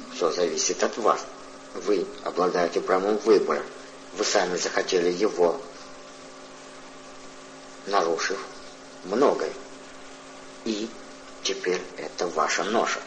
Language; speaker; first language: Russian; native; Russian